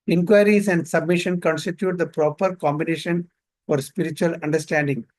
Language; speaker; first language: English; non-native, local second language; Malayalam